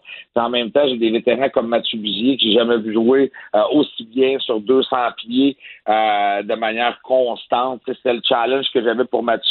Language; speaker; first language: French; native; French